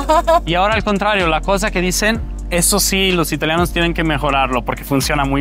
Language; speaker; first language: Spanish; non-native, learner; Italian